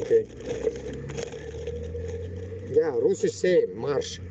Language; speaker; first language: English; non-native, learner; Bashkir